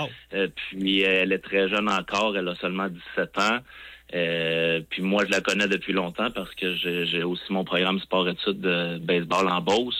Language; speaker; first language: French; native; French